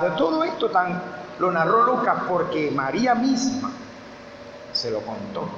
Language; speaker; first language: Spanish; native; Spanish